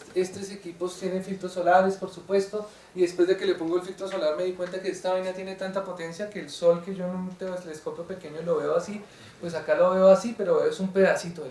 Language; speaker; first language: Spanish; native; Spanish